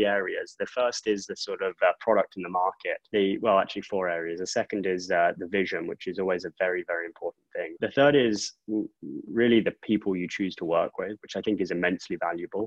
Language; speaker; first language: English; native; English